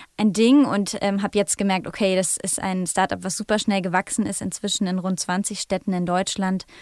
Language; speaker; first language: German; native; German